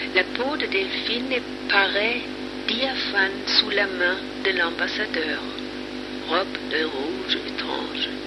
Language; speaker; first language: French; non-native, fluent; German